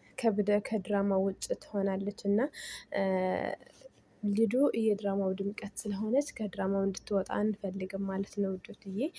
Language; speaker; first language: Amharic; native; Amharic